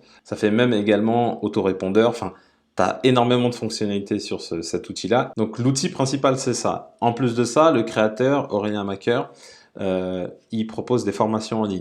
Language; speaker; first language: French; native; French